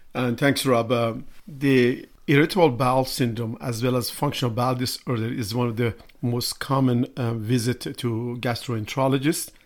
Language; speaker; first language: English; non-native, fluent; Persian